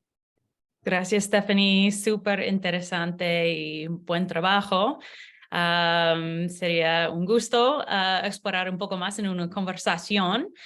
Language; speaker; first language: Spanish; non-native, learner; English